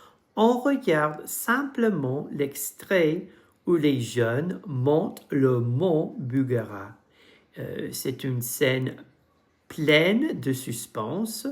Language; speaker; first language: French; non-native, fluent; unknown